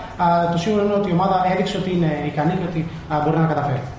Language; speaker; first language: Greek; native; Greek